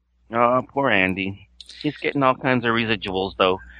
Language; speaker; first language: English; native; English